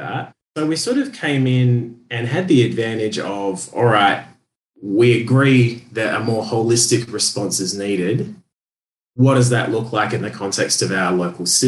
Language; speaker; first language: English; native; English